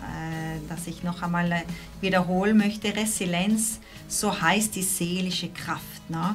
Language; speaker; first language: German; non-native, local second language; Italian